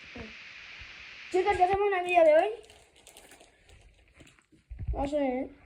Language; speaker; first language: Spanish; native; Spanish